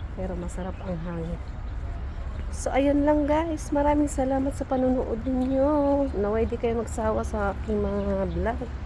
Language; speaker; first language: Filipino; non-native, local second language; Bikol